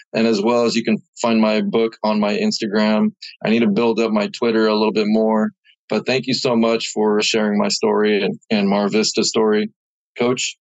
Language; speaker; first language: English; native; English